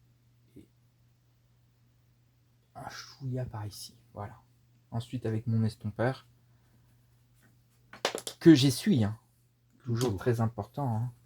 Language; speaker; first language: French; native; French